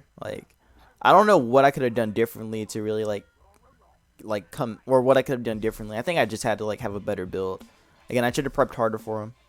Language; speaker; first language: English; native; English